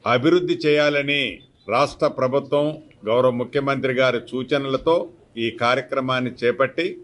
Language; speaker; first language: Telugu; native; Telugu